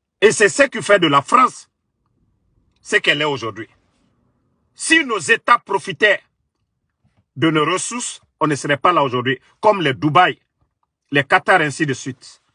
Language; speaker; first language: French; non-native, local second language; Mandingo